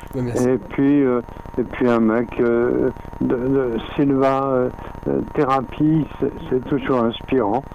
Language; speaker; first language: French; native; French